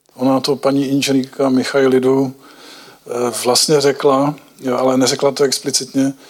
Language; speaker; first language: Czech; native; Czech